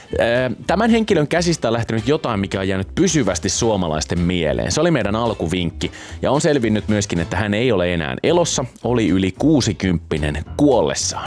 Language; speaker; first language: Finnish; native; Finnish